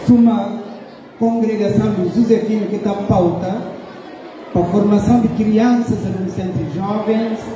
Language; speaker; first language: Portuguese; non-native, local second language; Upper Guinea Crioulo